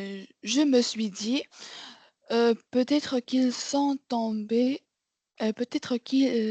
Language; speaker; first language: French; non-native, learner; Arabic